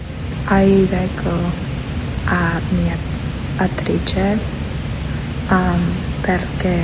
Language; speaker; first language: Italian; non-native, learner; English